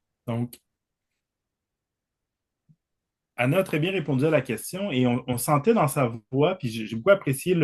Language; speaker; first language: French; native; French